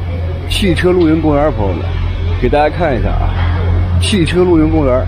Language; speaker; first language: Chinese; native; Chinese